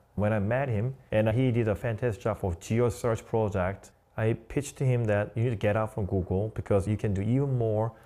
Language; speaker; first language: English; non-native, fluent; Korean